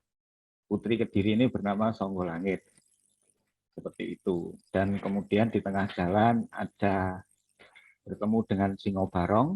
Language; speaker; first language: Indonesian; native; Indonesian